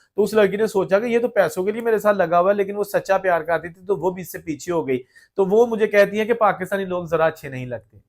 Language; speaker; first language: Urdu; non-native, local second language; Punjabi